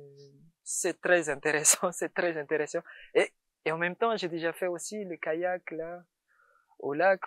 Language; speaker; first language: French; non-native, local second language; Malagasy